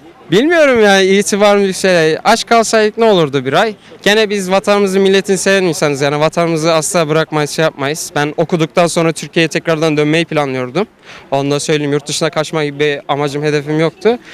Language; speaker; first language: Turkish; native; Turkish